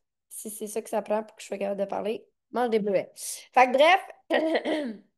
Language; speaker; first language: French; native; French